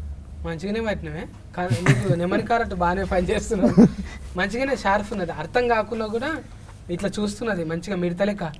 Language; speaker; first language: Telugu; native; Telugu